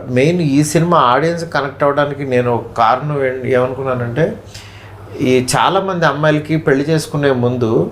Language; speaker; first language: Telugu; native; Telugu